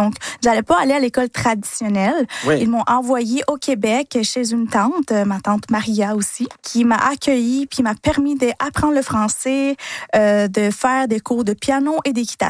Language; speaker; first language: French; early bilingual, other home language; Spanish